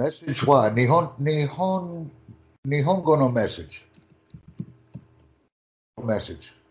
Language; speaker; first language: Japanese; non-native, learner; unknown